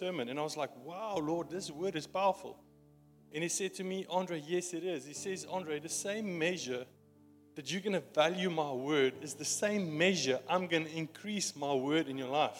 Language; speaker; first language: English; non-native, local second language; Afrikaans